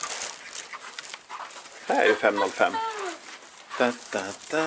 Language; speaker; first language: Swedish; native; Swedish